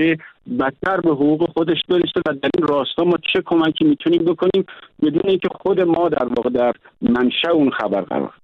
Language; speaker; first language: Persian; native; Persian